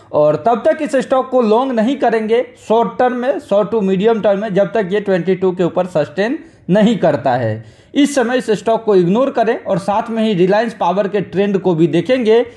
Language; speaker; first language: Hindi; native; Hindi